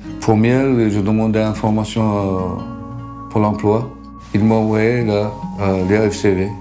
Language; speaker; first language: French; non-native, learner; Turkish